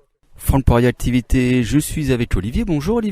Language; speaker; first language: French; native; French